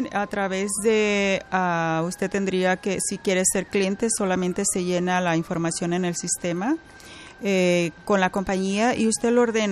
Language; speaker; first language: Spanish; native; Spanish